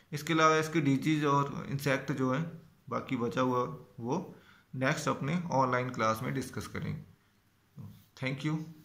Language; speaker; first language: Hindi; non-native, local second language; Punjabi